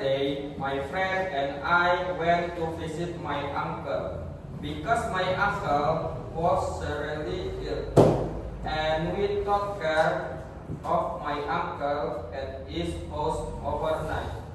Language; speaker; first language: English; non-native, learner; Indonesian